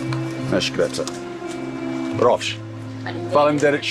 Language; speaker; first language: Albanian; non-native, learner; English